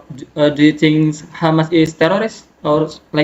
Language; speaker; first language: English; non-native, learner; Indonesian